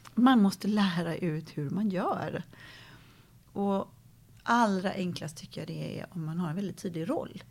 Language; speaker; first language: Swedish; native; Swedish